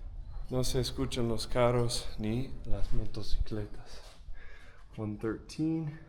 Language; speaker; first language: Spanish; non-native, fluent; English